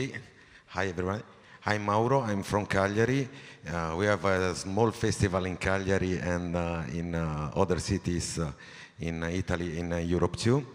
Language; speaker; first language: English; non-native, learner; Italian